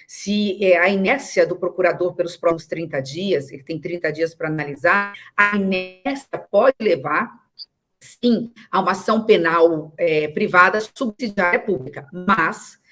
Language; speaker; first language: Portuguese; native; Portuguese